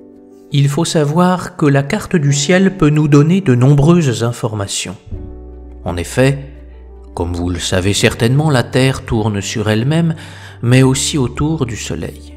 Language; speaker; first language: French; native; French